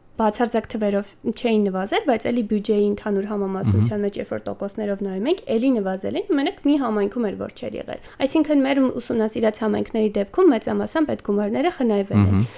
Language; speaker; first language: Armenian; native; Armenian